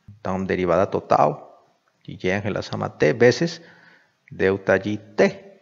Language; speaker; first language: Portuguese; non-native, fluent; Spanish